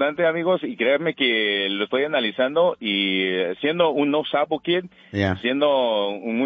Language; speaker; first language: Spanish; early bilingual, heritage; Spanish